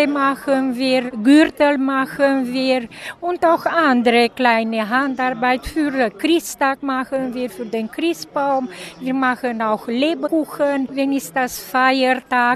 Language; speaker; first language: German; non-native, local second language; Romanian